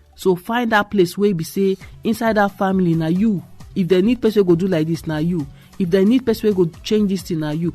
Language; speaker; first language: Nigerian Pidgin; non-native, local second language; Igbo